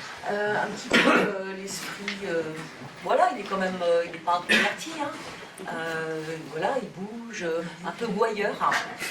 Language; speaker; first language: French; native; French